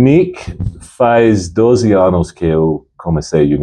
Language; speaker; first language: Portuguese; non-native, fluent; English